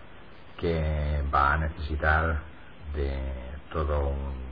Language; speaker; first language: Spanish; native; Spanish